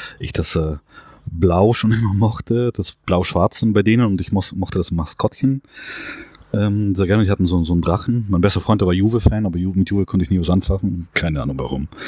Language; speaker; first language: German; non-native, local second language; Ladin